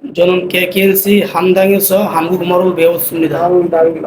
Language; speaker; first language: Korean; non-native, learner; Bangla